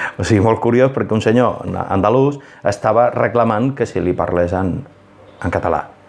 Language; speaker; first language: Catalan; non-native, local second language; Spanish